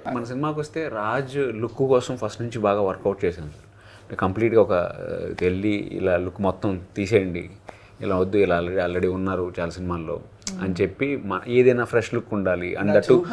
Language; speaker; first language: Telugu; native; Telugu